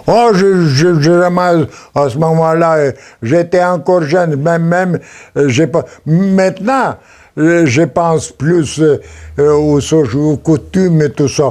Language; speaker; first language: French; non-native, learner; Polish